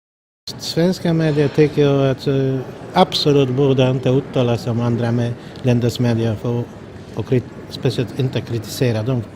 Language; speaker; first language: Swedish; non-native, fluent; Polish